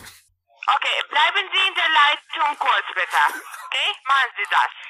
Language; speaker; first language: German; non-native, learner; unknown